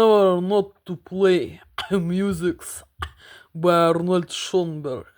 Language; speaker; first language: English; non-native, learner; Russian